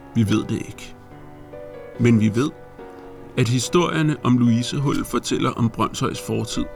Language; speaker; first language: Danish; native; Danish